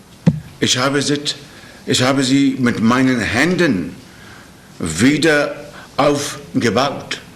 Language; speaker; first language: German; non-native, learner; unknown